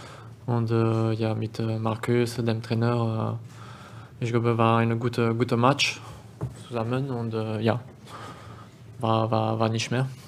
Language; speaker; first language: German; non-native, learner; French